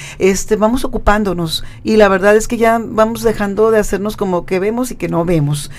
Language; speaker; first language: Spanish; native; Spanish